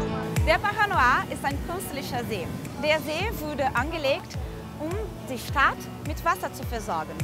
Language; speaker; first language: German; early bilingual, heritage; German